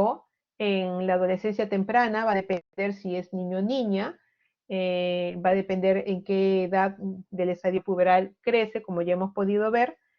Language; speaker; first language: Spanish; native; Spanish